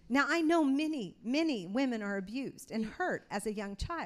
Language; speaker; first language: English; native; English